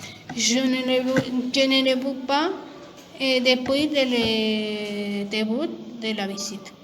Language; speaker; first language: French; non-native, learner; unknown